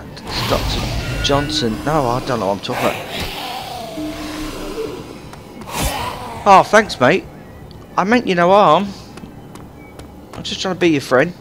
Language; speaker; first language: English; native; English